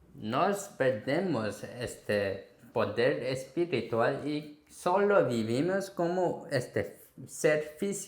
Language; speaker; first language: Spanish; non-native, fluent; Korean